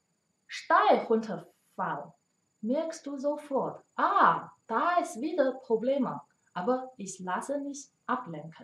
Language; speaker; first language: German; non-native, learner; Chinese